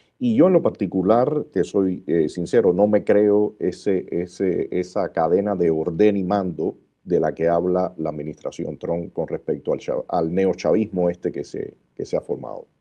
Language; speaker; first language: Spanish; native; Spanish